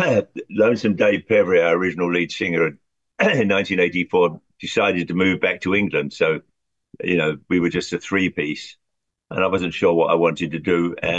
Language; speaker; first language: English; native; English